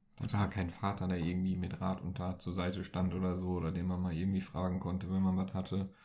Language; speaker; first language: German; early bilingual, other home language; Turkish